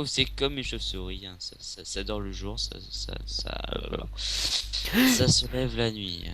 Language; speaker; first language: French; native; French